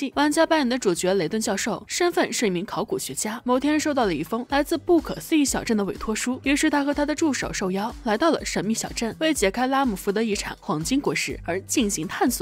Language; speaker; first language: Chinese; native; Chinese